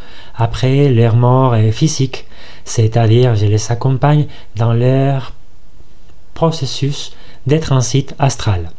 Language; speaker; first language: French; non-native, fluent; Spanish